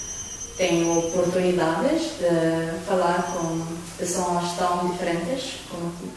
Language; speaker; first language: Portuguese; non-native, learner; Slovenian